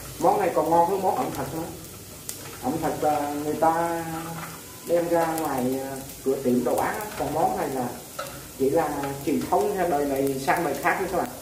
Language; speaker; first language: Vietnamese; non-native, local second language; Khmer